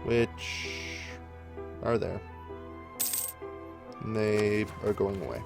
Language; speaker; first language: English; native; English